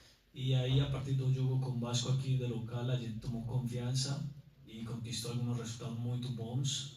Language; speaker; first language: Portuguese; non-native, learner; Spanish